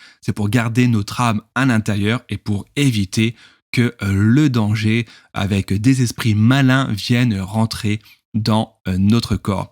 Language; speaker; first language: French; native; French